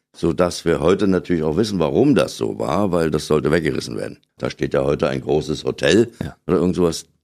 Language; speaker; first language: German; native; German